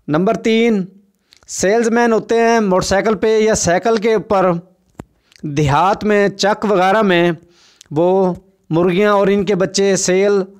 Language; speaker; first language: Urdu; non-native, local second language; Saraiki